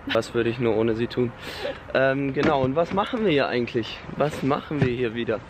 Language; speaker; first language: German; native; German